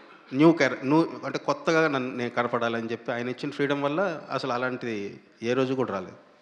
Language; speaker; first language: Telugu; native; Telugu